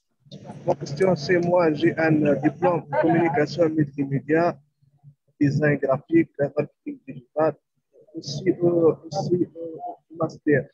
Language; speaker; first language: French; non-native, learner; Arabic